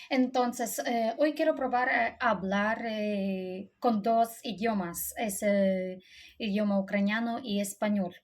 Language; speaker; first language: Spanish; non-native, learner; Ukrainian